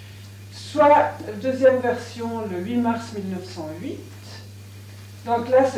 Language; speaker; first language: French; native; French